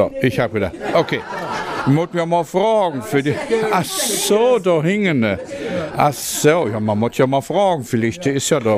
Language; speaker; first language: German; native; German